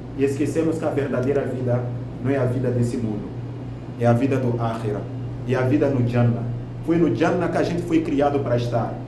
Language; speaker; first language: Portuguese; non-native, fluent; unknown